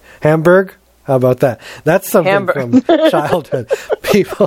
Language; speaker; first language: English; native; English